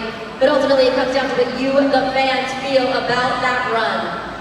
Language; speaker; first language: English; native; English